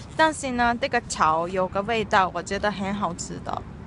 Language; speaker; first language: Chinese; non-native, learner; Japanese